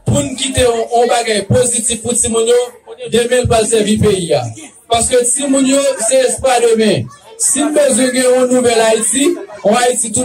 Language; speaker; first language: French; non-native, local second language; Haitian Creole